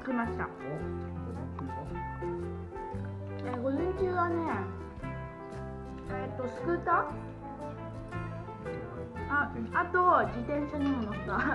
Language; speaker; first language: Japanese; early bilingual, heritage; Japanese